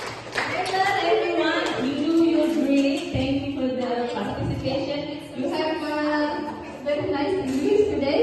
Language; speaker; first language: English; non-native, learner; Indonesian